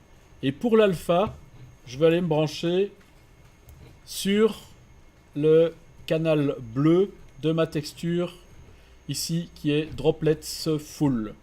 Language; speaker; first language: French; native; French